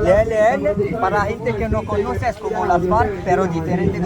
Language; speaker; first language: Spanish; non-native, learner; French